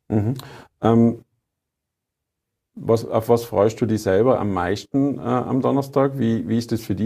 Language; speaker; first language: German; native; German